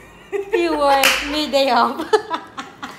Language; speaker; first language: English; non-native, local second language; Filipino